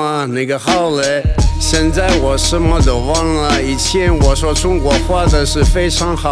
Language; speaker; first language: Chinese; non-native, learner; Russian